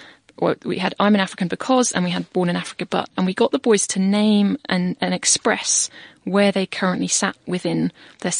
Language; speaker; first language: English; native; English